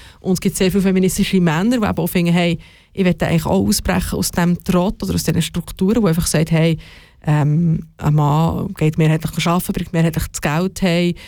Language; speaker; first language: German; native; German